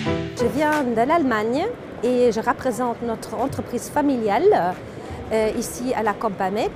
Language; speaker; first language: French; non-native, fluent; German